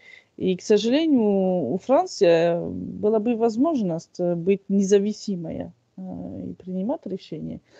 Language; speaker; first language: Russian; non-native, fluent; French